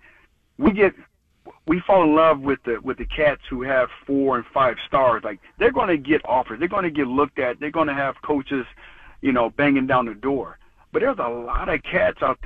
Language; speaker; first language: English; native; English